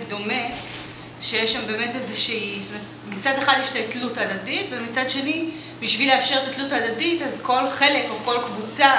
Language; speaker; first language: Hebrew; native; Hebrew